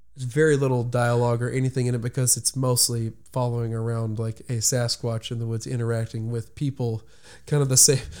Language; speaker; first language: English; native; English